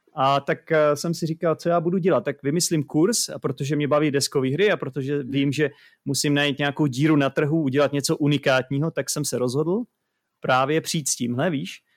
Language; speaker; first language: Czech; native; Czech